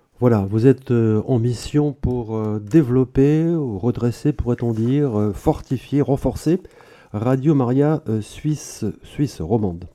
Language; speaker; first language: French; native; French